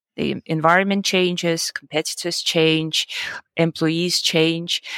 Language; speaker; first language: English; non-native, fluent; Russian